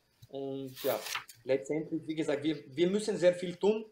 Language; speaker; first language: German; non-native, fluent; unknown